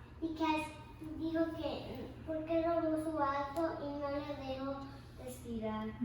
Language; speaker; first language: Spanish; early bilingual, heritage; Spanish